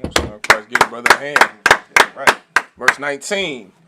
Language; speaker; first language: English; native; English